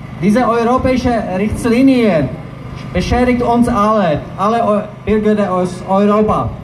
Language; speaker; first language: German; non-native, fluent; Czech